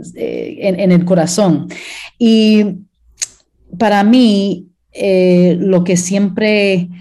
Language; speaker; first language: Spanish; early bilingual, heritage; Spanish